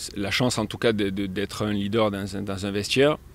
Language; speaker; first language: French; native; French